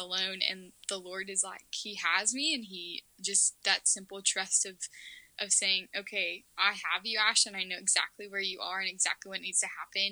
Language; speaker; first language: English; native; English